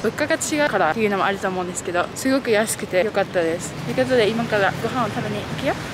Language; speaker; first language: Japanese; native; Japanese